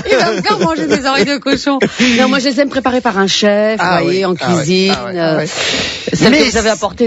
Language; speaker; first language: French; native; French